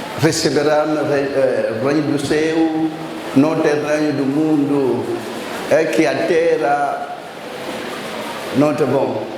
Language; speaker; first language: Portuguese; non-native, learner; Lingala